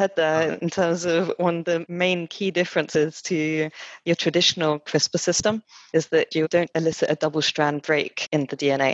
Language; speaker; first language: English; non-native, fluent; French